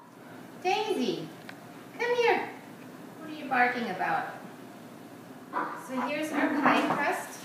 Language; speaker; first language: English; non-native, fluent; German